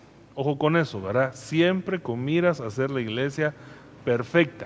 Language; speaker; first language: Spanish; native; Spanish